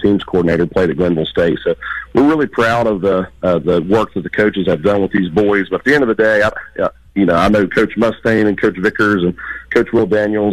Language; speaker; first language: English; native; English